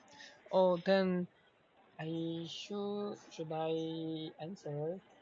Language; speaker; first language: English; non-native, learner; Korean